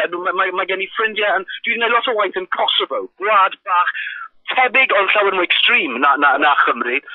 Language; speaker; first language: Welsh; non-native, local second language; English